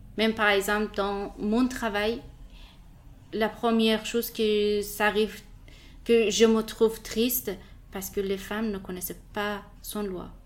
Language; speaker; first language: French; non-native, learner; Persian